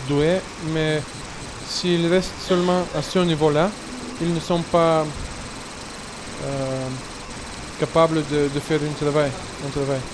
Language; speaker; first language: French; non-native, fluent; Bulgarian